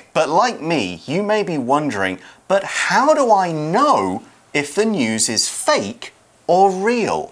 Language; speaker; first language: English; native; English